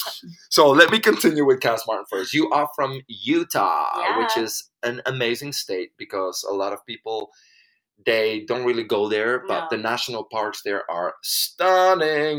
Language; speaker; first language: English; non-native, fluent; Dutch